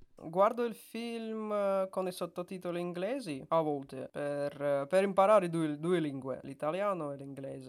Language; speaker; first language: Italian; non-native, learner; Russian